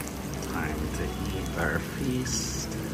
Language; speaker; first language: English; non-native, fluent; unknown